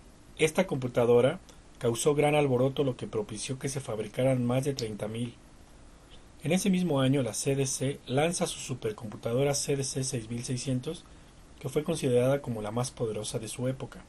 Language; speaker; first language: Spanish; native; Spanish